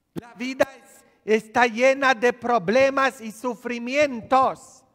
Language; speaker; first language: Spanish; non-native, fluent; Polish